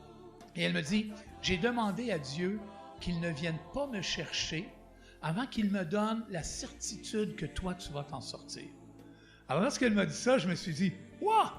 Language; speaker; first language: French; native; French